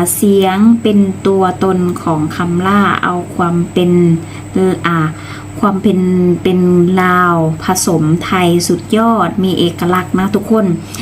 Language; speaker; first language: Thai; native; Thai